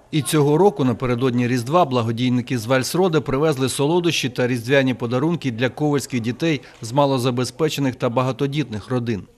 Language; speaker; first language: Ukrainian; native; Ukrainian